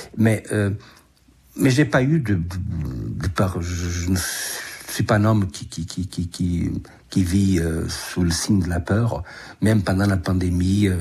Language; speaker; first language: French; non-native, fluent; Portuguese